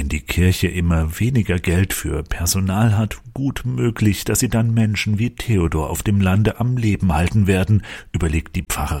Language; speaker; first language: German; native; German